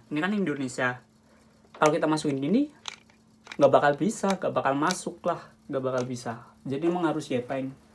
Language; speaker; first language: Indonesian; native; Indonesian